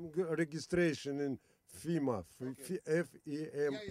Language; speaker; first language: English; non-native, learner; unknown